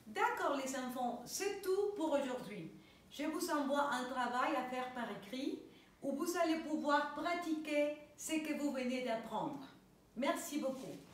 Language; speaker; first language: French; non-native, fluent; Spanish